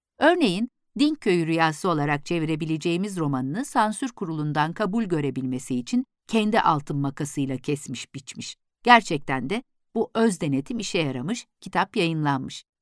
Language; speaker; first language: Turkish; native; Turkish